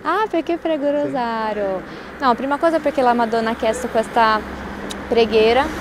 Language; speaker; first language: Italian; non-native, fluent; Portuguese